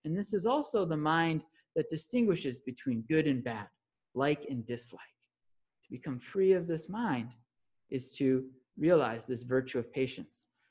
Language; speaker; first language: English; native; English